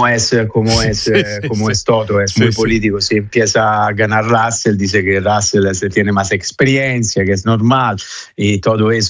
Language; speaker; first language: Spanish; non-native, fluent; Italian